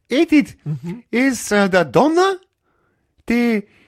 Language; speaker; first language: German; native; German